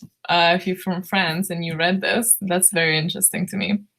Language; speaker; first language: English; non-native, fluent; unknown